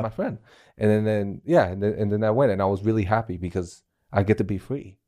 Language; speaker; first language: English; non-native, fluent; Chinese